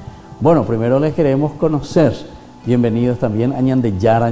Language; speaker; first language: Spanish; native; Spanish